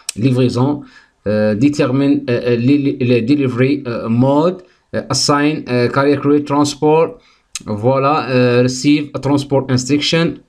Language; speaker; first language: French; non-native, fluent; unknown